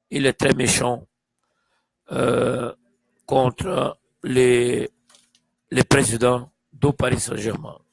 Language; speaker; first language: French; non-native, fluent; Portuguese